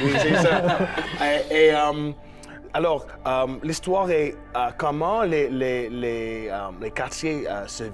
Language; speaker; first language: French; non-native, learner; English